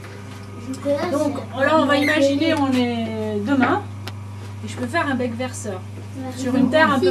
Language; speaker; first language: French; native; French